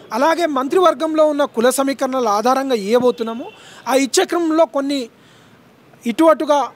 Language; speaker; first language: Telugu; non-native, local second language; Lambadi